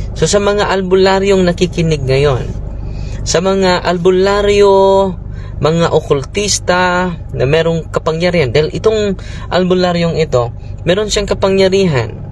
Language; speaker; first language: Filipino; non-native, local second language; Cebuano